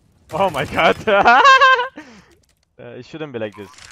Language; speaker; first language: English; non-native, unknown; Turkish